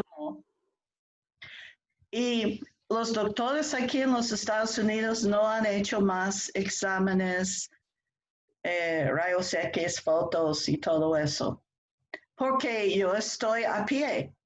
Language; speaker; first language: Spanish; non-native, fluent; English